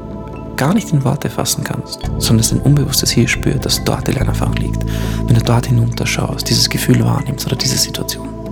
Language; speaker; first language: German; native; German